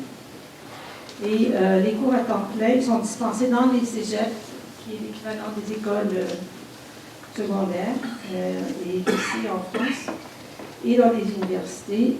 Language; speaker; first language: French; native; French